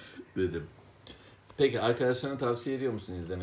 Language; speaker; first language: Turkish; native; Turkish